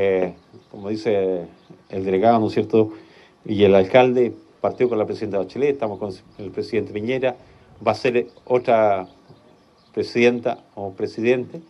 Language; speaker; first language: Spanish; native; Spanish